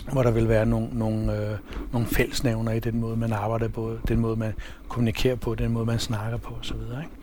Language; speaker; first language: Danish; early bilingual, other home language; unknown